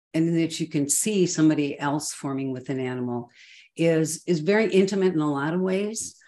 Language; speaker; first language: English; native; English